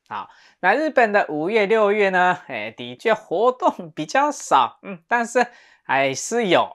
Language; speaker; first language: Chinese; non-native, fluent; Japanese